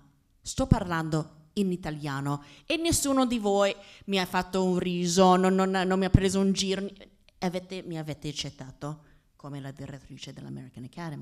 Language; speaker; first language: Italian; non-native, fluent; English